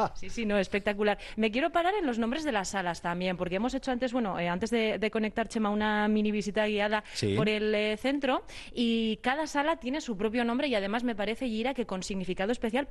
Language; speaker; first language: Spanish; native; Spanish